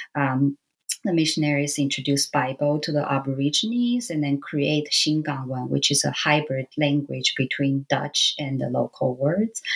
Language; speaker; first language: English; non-native, fluent; Chinese